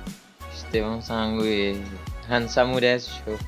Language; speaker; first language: Indonesian; native; Indonesian